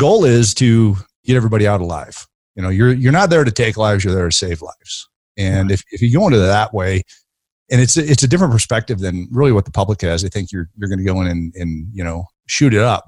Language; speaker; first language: English; native; English